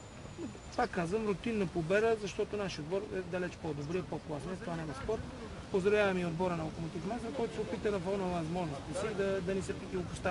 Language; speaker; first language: Bulgarian; native; Bulgarian